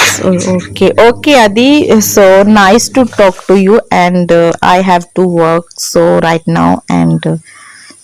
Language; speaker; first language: English; non-native, learner; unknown